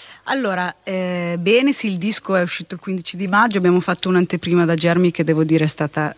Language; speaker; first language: Italian; native; Italian